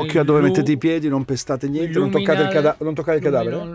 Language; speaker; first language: Italian; native; Italian